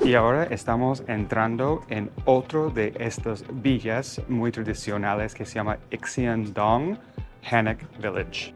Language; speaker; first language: Spanish; non-native, fluent; English